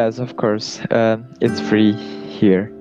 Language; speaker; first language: English; non-native, learner; Indonesian